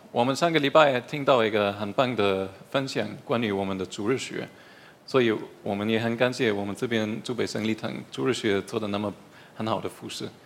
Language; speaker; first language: Chinese; non-native, fluent; German